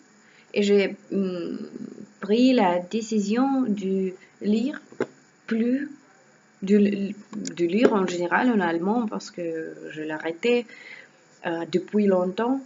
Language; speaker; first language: French; non-native, learner; Russian